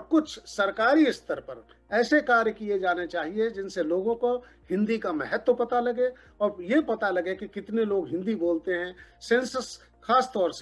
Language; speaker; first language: Hindi; native; Hindi